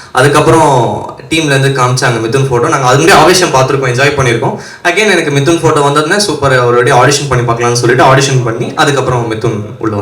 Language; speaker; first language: Tamil; native; Tamil